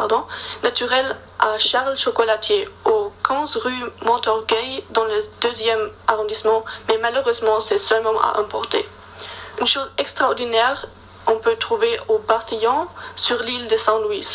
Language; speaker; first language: French; non-native, learner; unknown